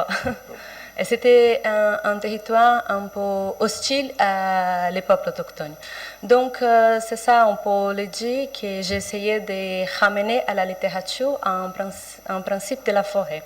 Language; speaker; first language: French; non-native, fluent; Portuguese